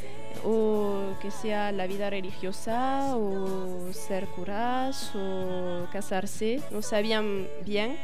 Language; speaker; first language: Spanish; non-native, fluent; French